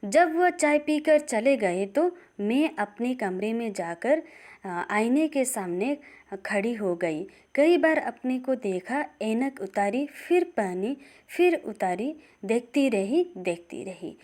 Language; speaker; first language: Hindi; non-native, local second language; Assamese